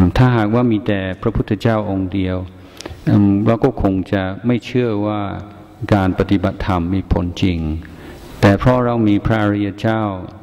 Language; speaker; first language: Thai; non-native, fluent; English